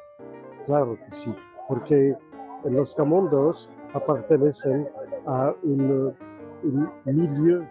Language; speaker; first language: Spanish; non-native, fluent; French